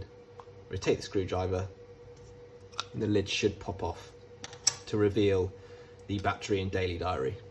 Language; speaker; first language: English; native; English